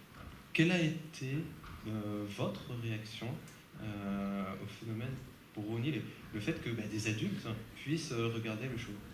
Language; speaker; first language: French; native; French